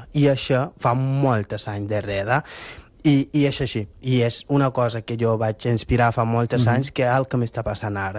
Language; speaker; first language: Catalan; non-native, fluent; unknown